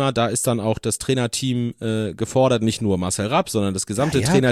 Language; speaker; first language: German; native; German